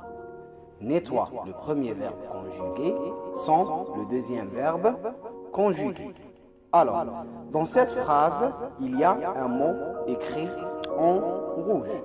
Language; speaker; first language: French; non-native, local second language; Arabic